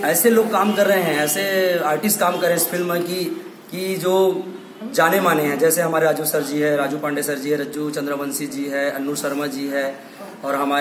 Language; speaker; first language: Hindi; non-native, local second language; Chhattisgarhi